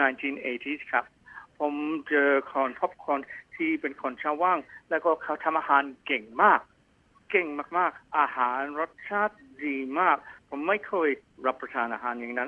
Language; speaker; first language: Thai; non-native, fluent; English